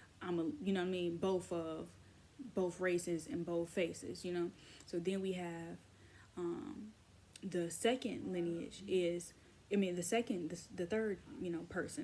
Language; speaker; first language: English; native; English